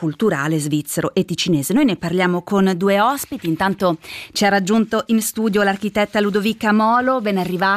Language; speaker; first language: Italian; native; Italian